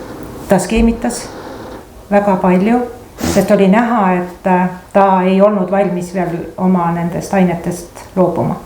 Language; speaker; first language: Estonian; native; Estonian